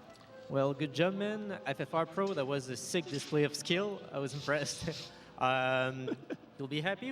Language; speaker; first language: English; native; English